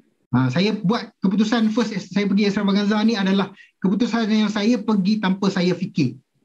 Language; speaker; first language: Malay; native; Malay